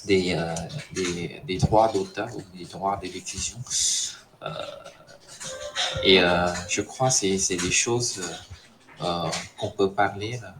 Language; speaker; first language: French; non-native, fluent; Khmer